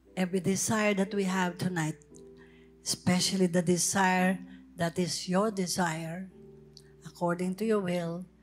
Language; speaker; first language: English; non-native, local second language; Filipino